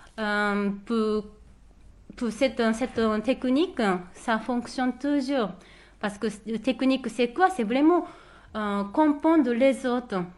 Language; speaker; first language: French; non-native, fluent; Japanese